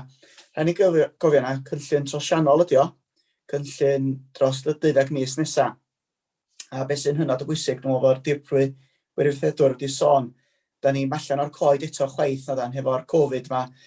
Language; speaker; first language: Welsh; native; Welsh